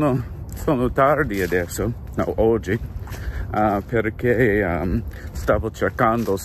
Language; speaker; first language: Italian; non-native, learner; English